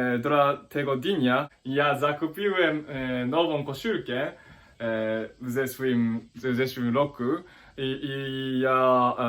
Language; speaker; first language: Polish; non-native, learner; Japanese